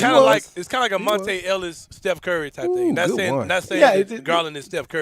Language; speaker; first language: English; native; English